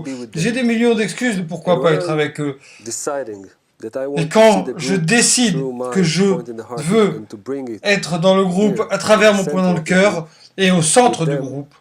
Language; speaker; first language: French; non-native, fluent; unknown